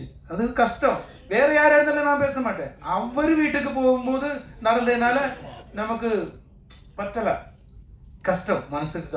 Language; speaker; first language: Tamil; non-native, learner; Malayalam